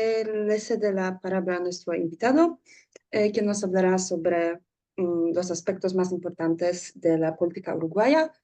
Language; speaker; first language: Spanish; non-native, learner; Polish